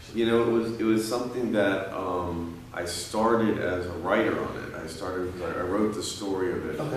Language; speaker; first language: English; native; English